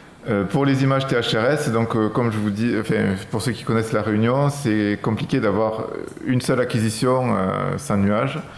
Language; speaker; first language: French; native; French